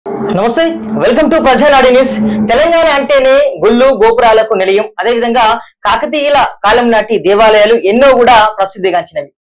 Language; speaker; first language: Telugu; native; Telugu